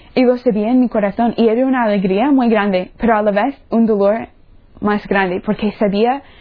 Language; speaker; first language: Spanish; non-native, fluent; English